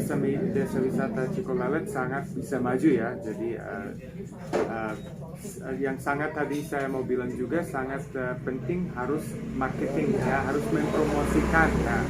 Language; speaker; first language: Indonesian; non-native, fluent; Serbian